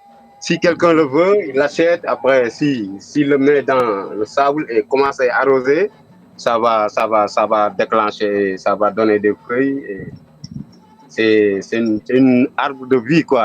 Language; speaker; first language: French; non-native, local second language; Wolof